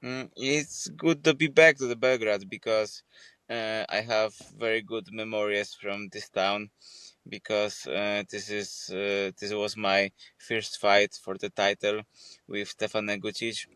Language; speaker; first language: English; non-native, fluent; Polish